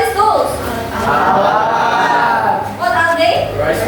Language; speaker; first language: English; non-native, learner; Indonesian